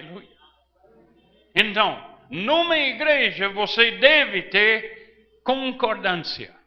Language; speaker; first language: Portuguese; non-native, fluent; English